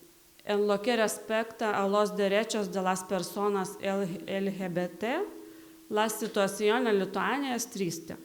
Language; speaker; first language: Spanish; non-native, learner; Lithuanian